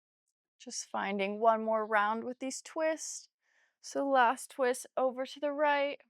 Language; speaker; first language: English; native; English